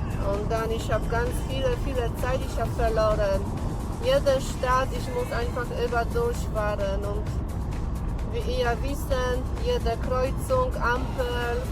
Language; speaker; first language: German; non-native, learner; Polish